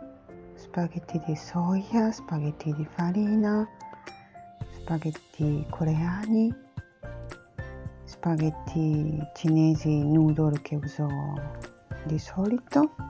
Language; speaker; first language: Italian; non-native, learner; Japanese